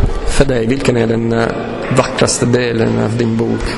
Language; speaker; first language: Swedish; non-native, fluent; Italian